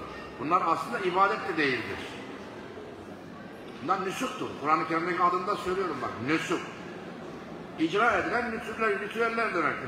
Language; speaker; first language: Turkish; native; Turkish